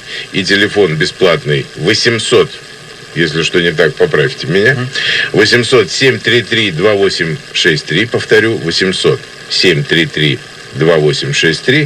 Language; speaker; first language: Russian; native; Russian